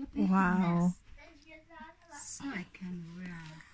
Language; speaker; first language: English; non-native, fluent; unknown